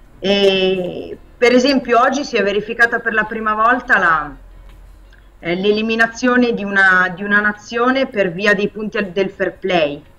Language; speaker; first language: Italian; native; Italian